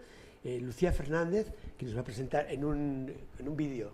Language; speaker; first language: Spanish; native; Spanish